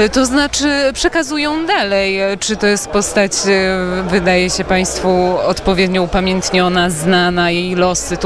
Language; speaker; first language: Polish; native; Polish